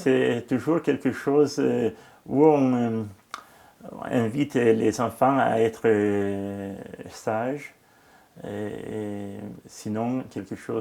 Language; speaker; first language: French; non-native, local second language; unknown